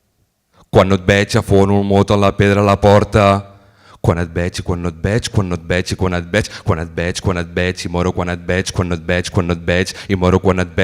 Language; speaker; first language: Catalan; native; Catalan